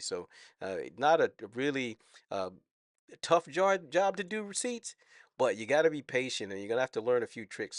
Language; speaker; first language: English; native; English